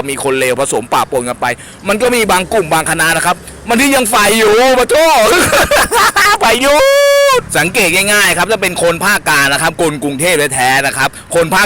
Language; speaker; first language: Thai; native; Thai